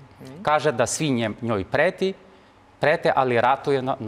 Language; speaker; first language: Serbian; non-native, fluent; Ukrainian